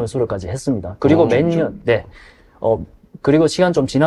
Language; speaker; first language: Korean; native; Korean